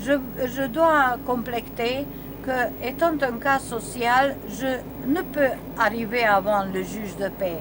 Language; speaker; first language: French; non-native, learner; Romanian